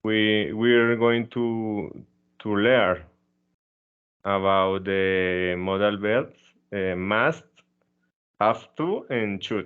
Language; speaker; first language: English; non-native, fluent; Spanish